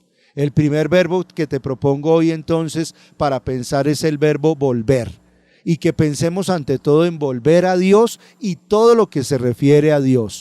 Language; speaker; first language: Spanish; native; Spanish